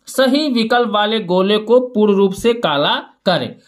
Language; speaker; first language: Hindi; native; Hindi